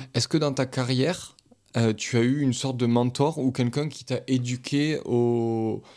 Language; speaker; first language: French; native; French